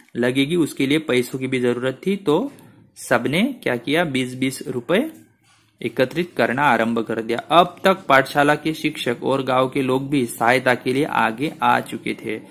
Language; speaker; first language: Hindi; non-native, local second language; Marathi